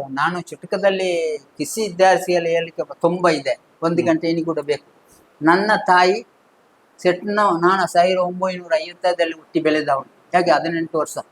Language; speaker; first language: Kannada; non-native, local second language; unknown